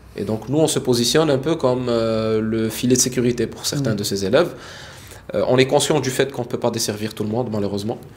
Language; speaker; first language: French; early bilingual, other home language; Arabic